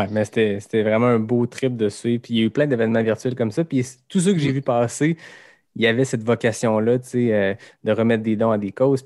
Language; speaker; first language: French; native; French